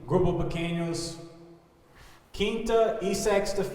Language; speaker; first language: Portuguese; non-native, learner; English